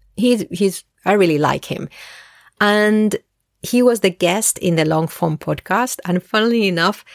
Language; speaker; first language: English; early bilingual, other home language; Spanish